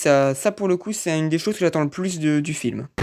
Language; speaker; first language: French; native; French